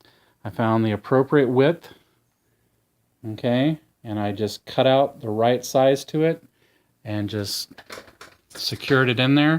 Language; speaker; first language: English; native; English